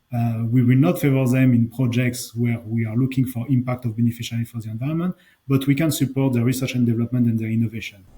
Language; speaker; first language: English; non-native, fluent; French